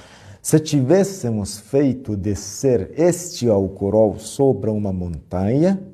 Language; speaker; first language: Portuguese; non-native, fluent; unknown